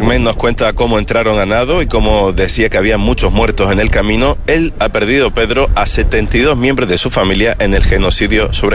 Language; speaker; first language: Spanish; native; Spanish